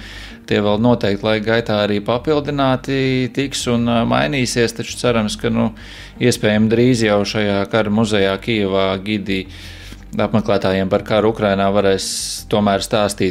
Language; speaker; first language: Latvian; native; Latvian